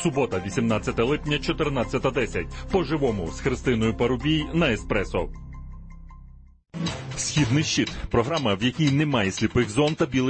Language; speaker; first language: Ukrainian; native; Ukrainian